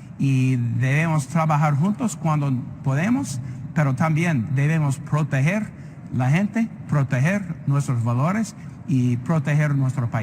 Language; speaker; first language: Spanish; non-native, fluent; English